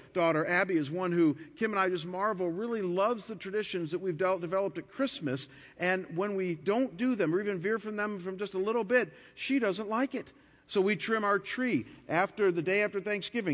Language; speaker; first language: English; native; English